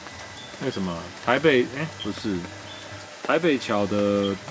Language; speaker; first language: Chinese; non-native, fluent; English